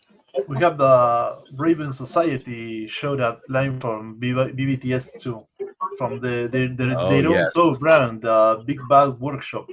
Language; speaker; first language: English; non-native, fluent; Spanish